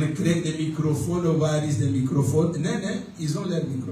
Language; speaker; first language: Dutch; non-native, learner; French